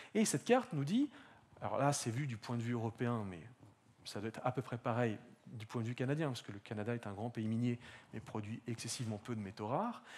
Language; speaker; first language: French; native; French